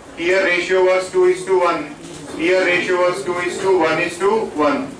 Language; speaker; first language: English; non-native, local second language; Telugu